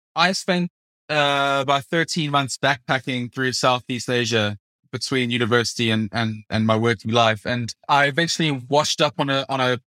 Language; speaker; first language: English; native; English